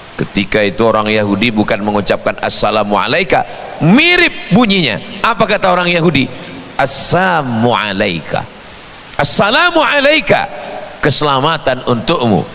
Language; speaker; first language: Indonesian; native; Indonesian